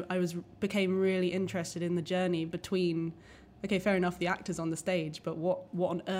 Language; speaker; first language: English; native; English